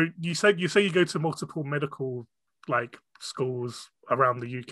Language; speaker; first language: English; non-native, local second language; Cantonese